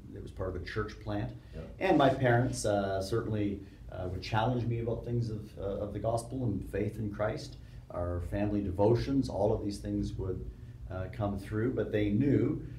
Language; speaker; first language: English; native; English